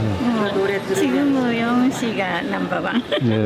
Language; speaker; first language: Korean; non-native, learner; Japanese